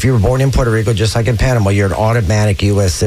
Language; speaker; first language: English; native; English